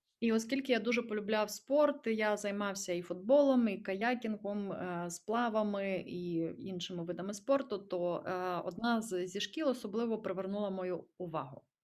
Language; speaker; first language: Ukrainian; native; Ukrainian